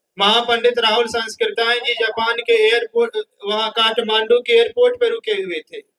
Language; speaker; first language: Hindi; native; Hindi